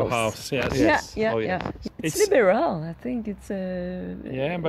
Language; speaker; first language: English; non-native, local second language; French